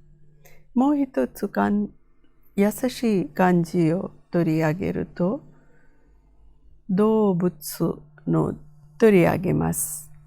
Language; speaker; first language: Japanese; non-native, fluent; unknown